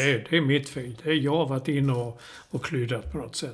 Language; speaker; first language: Swedish; native; Swedish